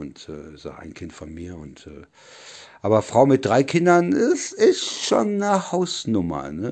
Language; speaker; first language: German; native; German